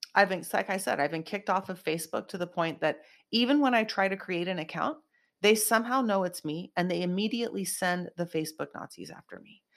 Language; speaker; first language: English; native; English